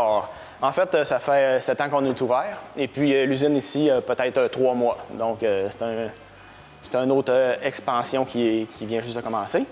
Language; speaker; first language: French; native; French